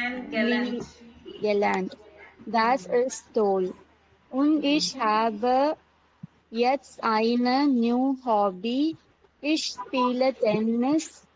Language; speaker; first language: German; non-native, learner; Tamil